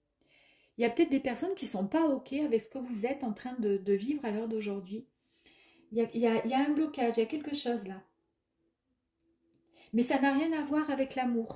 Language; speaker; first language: French; native; French